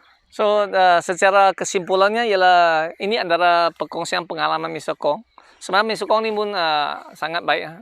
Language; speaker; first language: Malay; non-native, local second language; Chinese